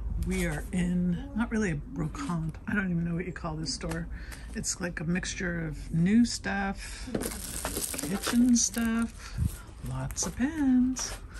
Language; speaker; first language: English; native; English